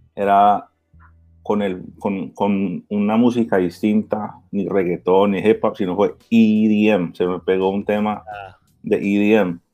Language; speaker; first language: Spanish; early bilingual, heritage; Spanish